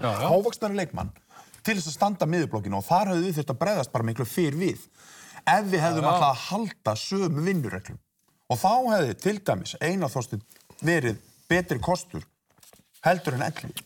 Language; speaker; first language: Icelandic; native; Icelandic